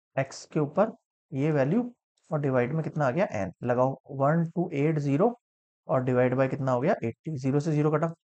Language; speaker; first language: Hindi; native; Hindi